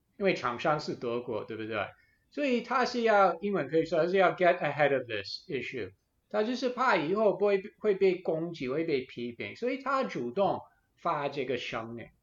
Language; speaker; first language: Chinese; non-native, fluent; English